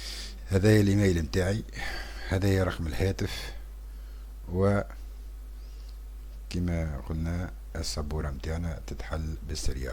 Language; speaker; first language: Arabic; native; Arabic